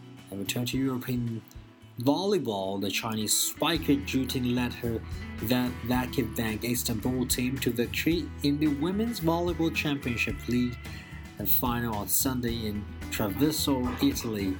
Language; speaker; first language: English; non-native, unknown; Chinese